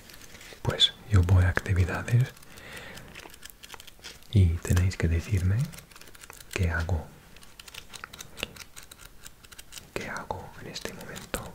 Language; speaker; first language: Spanish; non-native, learner; Welsh